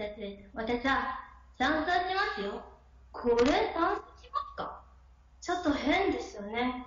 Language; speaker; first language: Japanese; non-native, learner; Chinese